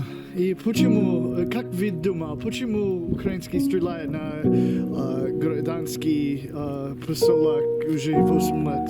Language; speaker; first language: Russian; non-native, learner; English